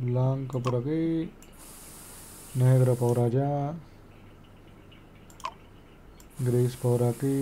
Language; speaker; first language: Spanish; native; Spanish